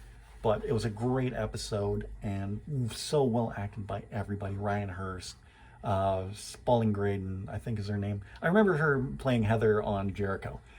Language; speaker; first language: English; native; English